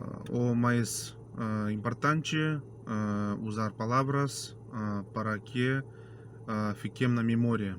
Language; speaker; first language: Portuguese; non-native, fluent; Russian